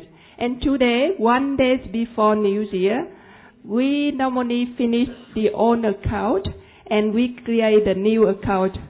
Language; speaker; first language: English; non-native, fluent; Vietnamese